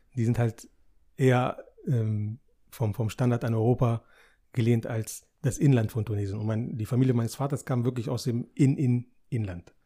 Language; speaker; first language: German; native; German